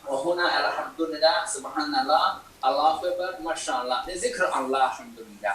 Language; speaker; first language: Arabic; non-native, fluent; Chinese